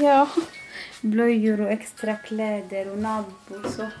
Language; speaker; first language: Swedish; non-native, learner; Arabic